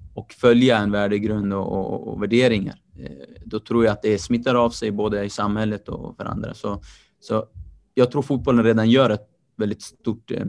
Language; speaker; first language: Swedish; early bilingual, other home language; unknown